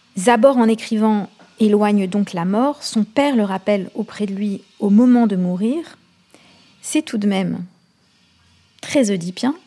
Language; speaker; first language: French; native; French